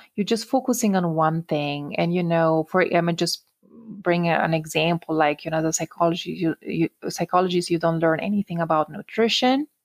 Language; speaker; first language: English; non-native, fluent; Italian